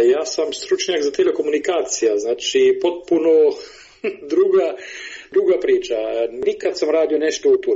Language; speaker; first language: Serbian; non-native, learner; German